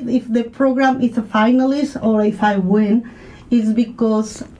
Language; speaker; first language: English; non-native, learner; Spanish